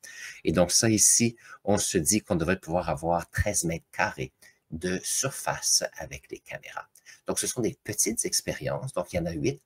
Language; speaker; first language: French; native; French